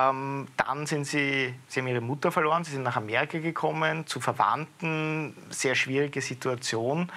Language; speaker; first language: German; native; German